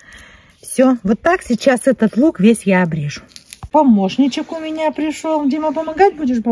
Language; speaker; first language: Russian; native; Russian